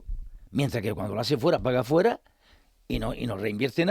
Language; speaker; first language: Spanish; native; Spanish